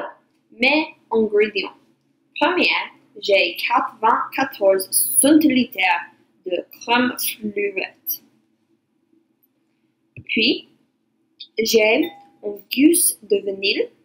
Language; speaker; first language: French; non-native, learner; English